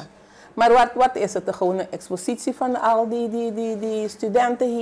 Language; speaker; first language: Dutch; non-native, local second language; Papiamento